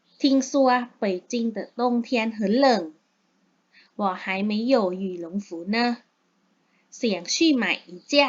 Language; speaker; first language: Chinese; non-native, learner; Thai